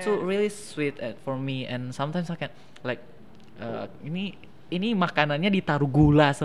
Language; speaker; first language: English; non-native, fluent; Indonesian